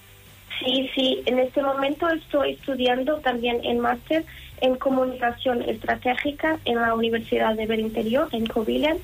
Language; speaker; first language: Spanish; non-native, learner; Portuguese